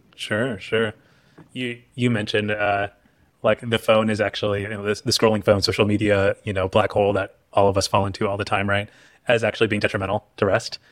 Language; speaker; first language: English; native; English